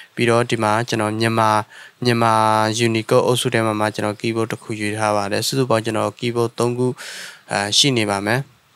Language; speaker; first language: Burmese; non-native, local second language; S'gaw Karen